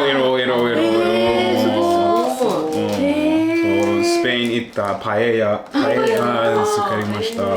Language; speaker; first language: Japanese; non-native, learner; English